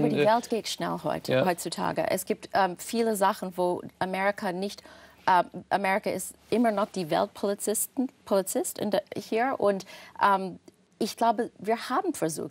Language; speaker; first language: German; non-native, fluent; English